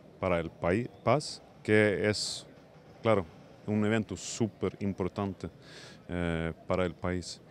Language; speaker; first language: Spanish; non-native, fluent; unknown